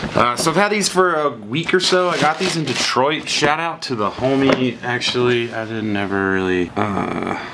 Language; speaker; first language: English; native; English